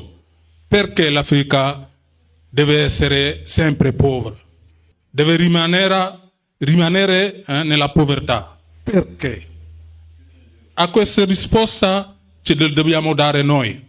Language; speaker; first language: Italian; non-native, fluent; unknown